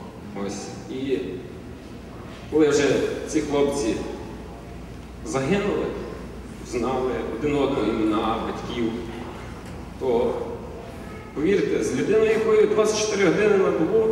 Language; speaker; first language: Ukrainian; native; Ukrainian